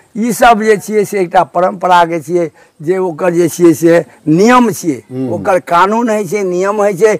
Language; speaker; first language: Maithili; non-native, local second language; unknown